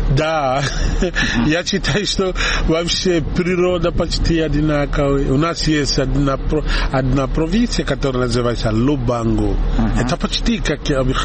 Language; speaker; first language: Russian; non-native, learner; Portuguese